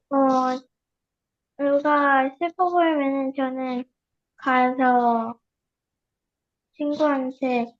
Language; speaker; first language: Korean; early bilingual, heritage; Korean